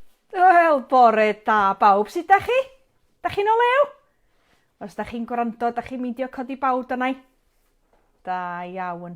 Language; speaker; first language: Welsh; native; Welsh